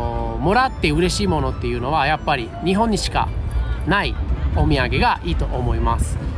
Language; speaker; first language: Japanese; non-native, fluent; Italian